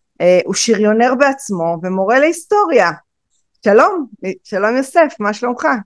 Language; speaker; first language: Hebrew; native; Hebrew